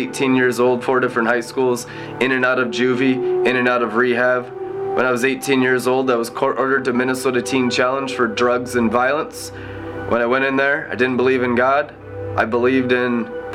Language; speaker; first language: English; native; English